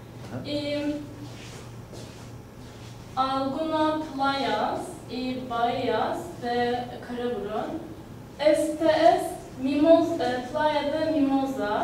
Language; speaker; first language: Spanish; non-native, learner; Turkish